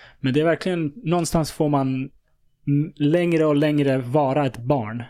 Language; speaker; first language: Swedish; early bilingual, other home language; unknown